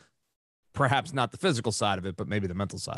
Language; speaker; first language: English; native; English